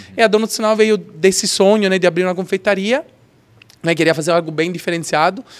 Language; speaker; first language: Portuguese; non-native, fluent; Italian